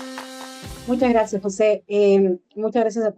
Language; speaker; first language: Spanish; native; Spanish